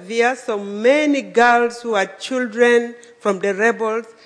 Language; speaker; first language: English; non-native, local second language; Acoli